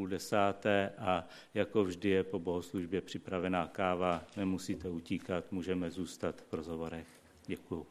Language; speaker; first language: Czech; native; Czech